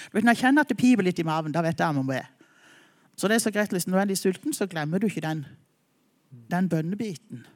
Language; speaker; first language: Norwegian; native; Norwegian